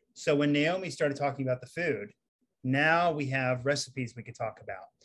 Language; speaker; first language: English; native; English